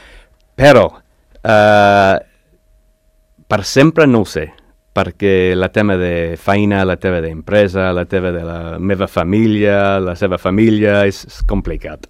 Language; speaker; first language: Catalan; non-native, learner; English